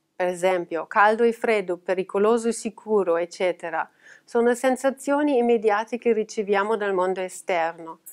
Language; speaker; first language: Italian; non-native, fluent; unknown